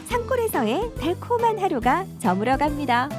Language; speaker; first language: Korean; native; Korean